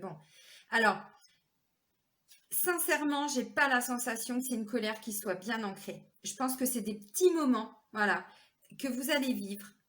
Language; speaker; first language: French; native; French